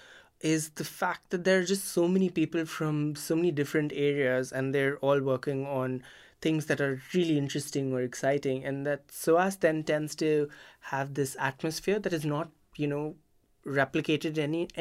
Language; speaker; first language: English; non-native, local second language; Hindi